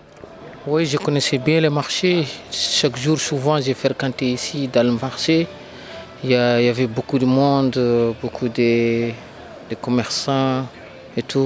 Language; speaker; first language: French; non-native, learner; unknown